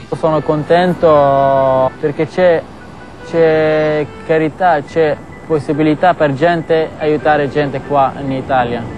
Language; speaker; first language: Italian; non-native, learner; Arabic